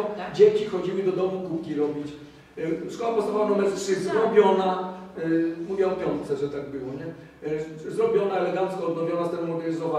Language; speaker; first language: Polish; native; Polish